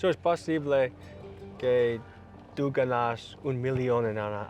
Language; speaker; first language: Spanish; non-native, learner; English